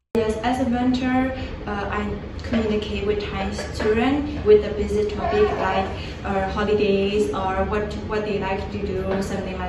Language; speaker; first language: English; non-native, fluent; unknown